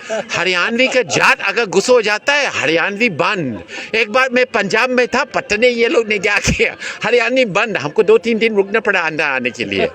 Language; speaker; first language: Hindi; non-native, fluent; English